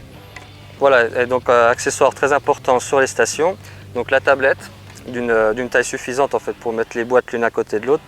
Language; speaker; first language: French; native; French